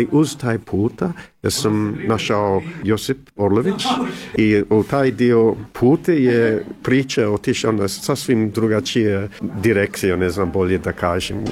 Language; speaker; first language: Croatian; early bilingual, heritage; English